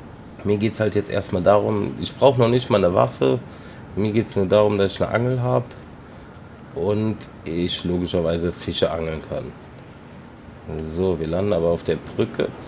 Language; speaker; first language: German; native; German